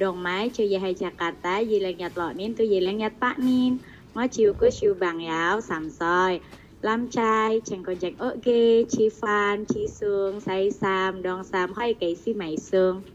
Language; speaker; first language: Cantonese; non-native, learner; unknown